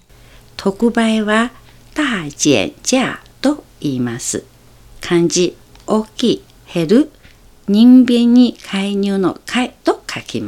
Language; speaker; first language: Japanese; non-native, fluent; Chinese